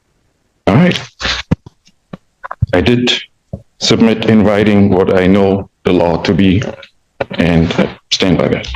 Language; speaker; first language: English; native; English